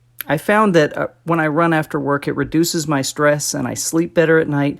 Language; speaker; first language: English; native; English